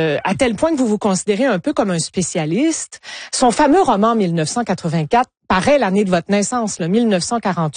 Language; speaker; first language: French; native; French